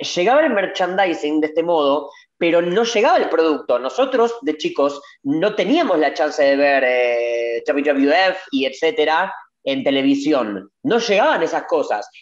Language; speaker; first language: Spanish; native; Spanish